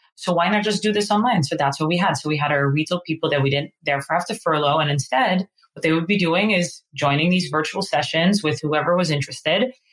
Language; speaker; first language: English; non-native, fluent; Dutch